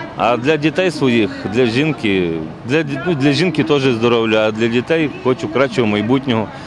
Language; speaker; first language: Ukrainian; native; Ukrainian